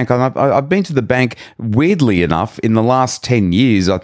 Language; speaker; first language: English; native; English